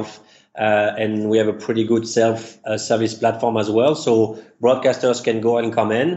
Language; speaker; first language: English; non-native, fluent; French